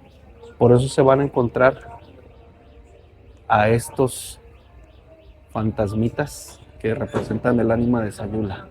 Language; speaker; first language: Spanish; native; Spanish